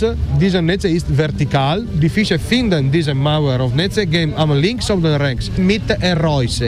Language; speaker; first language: German; non-native, learner; Italian